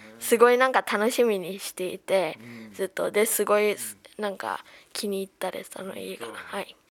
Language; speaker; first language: Japanese; early bilingual, heritage; Japanese